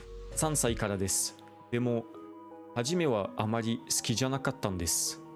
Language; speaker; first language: Japanese; non-native, fluent; French